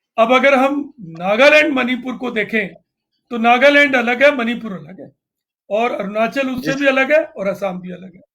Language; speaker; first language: Hindi; non-native, local second language; Punjabi